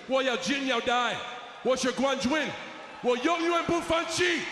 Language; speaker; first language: Chinese; non-native, learner; English